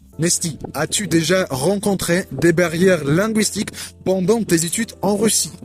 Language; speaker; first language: French; non-native, fluent; Russian